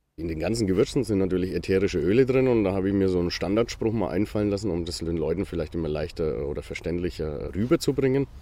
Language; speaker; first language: German; native; German